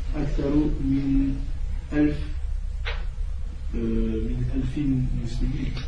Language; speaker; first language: Arabic; non-native, learner; French